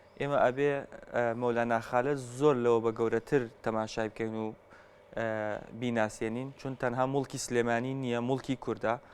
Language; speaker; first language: Central Kurdish; native; Central Kurdish